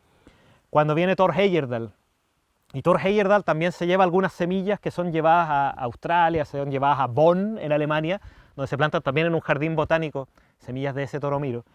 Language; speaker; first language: Spanish; native; Spanish